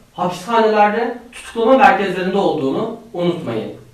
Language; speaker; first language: Turkish; non-native, fluent; Uyghur